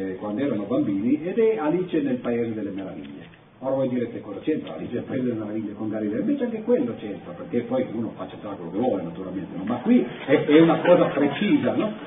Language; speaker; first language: Italian; native; Italian